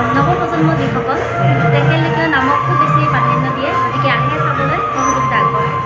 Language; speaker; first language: Assamese; native; Assamese